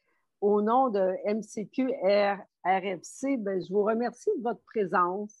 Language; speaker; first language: French; native; French